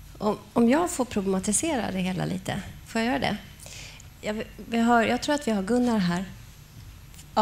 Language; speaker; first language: Swedish; native; Swedish